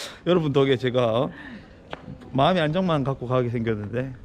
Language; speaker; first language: Korean; native; Korean